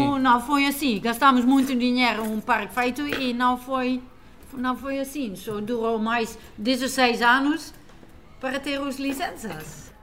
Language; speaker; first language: Portuguese; non-native, learner; Dutch